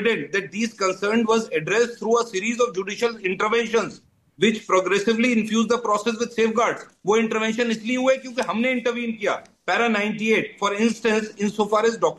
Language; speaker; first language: Hindi; native; Hindi